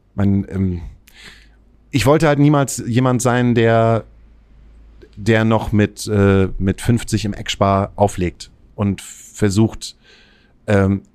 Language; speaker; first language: German; native; German